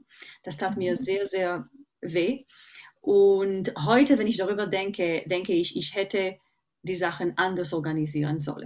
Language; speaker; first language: German; non-native, fluent; Hebrew